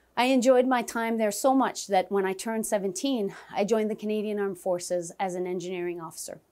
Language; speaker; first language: English; non-native, local second language; French